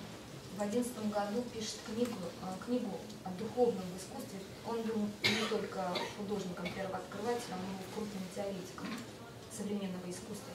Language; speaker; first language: Russian; native; Russian